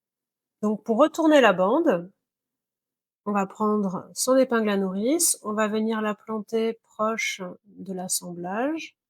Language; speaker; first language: French; native; French